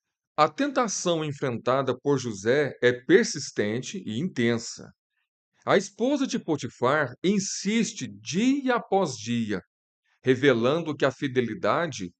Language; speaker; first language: Portuguese; native; Portuguese